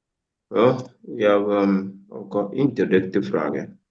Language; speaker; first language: German; non-native, fluent; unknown